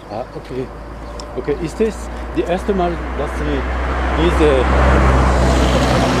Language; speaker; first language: German; non-native, learner; French